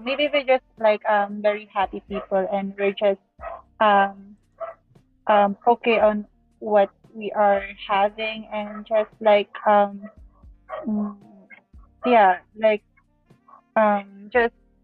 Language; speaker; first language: English; non-native, local second language; Filipino